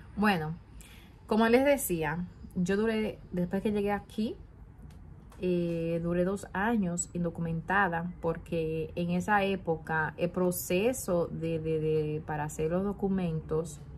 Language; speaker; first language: Spanish; native; Spanish